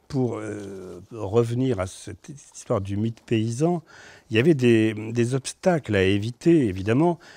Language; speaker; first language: French; native; French